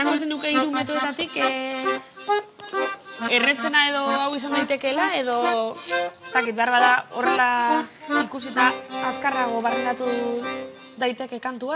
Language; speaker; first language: Basque; native; Basque